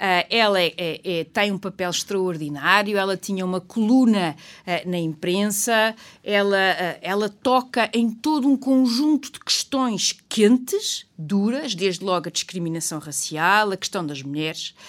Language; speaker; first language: Portuguese; native; Portuguese